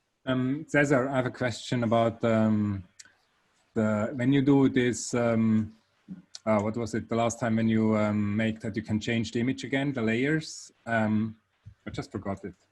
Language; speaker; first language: English; non-native, fluent; German